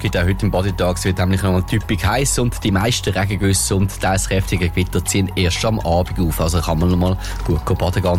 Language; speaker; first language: German; native; German